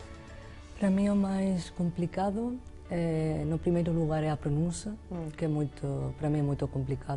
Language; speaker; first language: Portuguese; non-native, fluent; Spanish